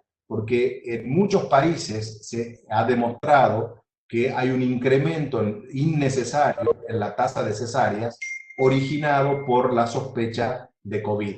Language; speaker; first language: Spanish; native; Spanish